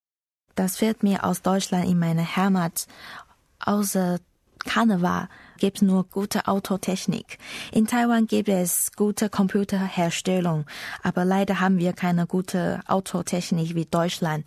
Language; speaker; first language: German; non-native, learner; Chinese